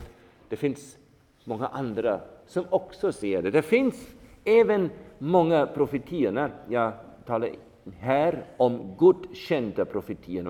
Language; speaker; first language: Swedish; non-native, fluent; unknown